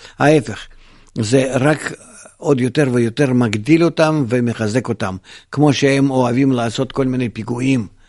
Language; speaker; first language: Hebrew; non-native, fluent; Russian